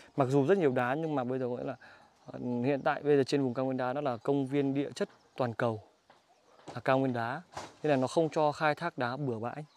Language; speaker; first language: Vietnamese; native; Vietnamese